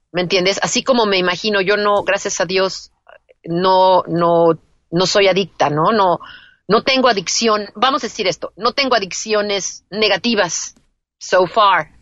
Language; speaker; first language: Spanish; native; Spanish